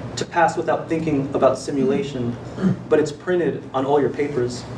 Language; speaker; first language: English; native; English